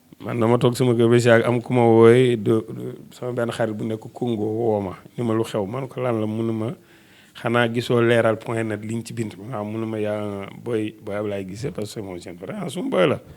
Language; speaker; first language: Wolof; native; Wolof